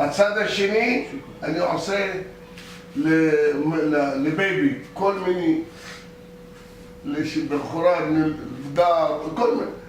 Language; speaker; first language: Hebrew; non-native, local second language; Arabic